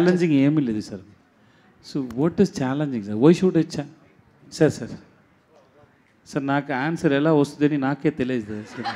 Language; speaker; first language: Telugu; non-native, learner; Tamil